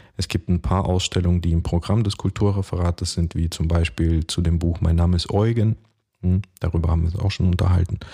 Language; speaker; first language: German; early bilingual, other home language; Russian